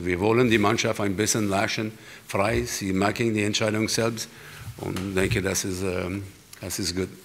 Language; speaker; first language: German; non-native, learner; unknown